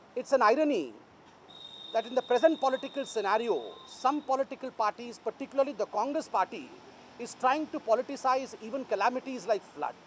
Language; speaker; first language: English; non-native, local second language; Hindi